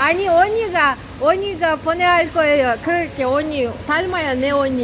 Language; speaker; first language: Korean; non-native, learner; Kazakh